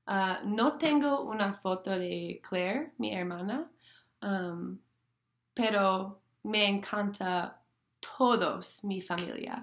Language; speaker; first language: Spanish; non-native, learner; English